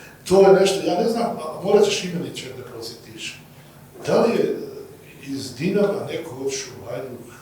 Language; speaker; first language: Bosnian; native; Bosnian